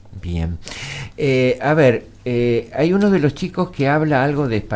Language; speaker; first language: Spanish; native; Spanish